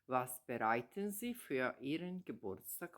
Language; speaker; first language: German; non-native, fluent; Serbian